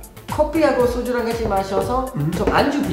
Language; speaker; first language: Korean; non-native, fluent; English